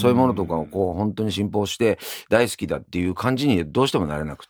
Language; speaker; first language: Japanese; native; Japanese